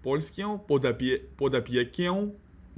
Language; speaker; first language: Polish; non-native, learner; Russian